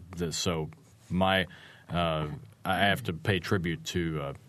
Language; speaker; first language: English; native; English